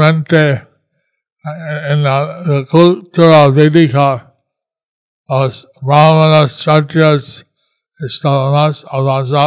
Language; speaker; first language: Spanish; non-native, learner; English